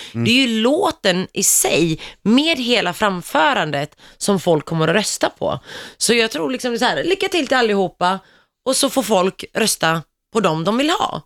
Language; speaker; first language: Swedish; early bilingual, other home language; Greek